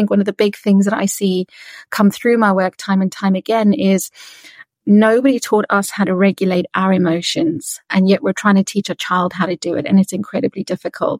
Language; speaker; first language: English; native; English